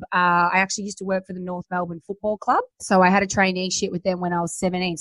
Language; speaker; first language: English; native; English